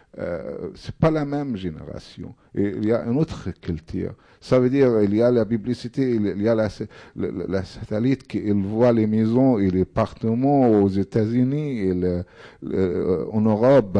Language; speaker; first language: French; non-native, fluent; Arabic